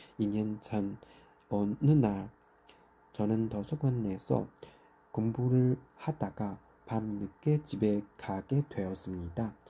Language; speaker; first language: Korean; non-native, learner; Chinese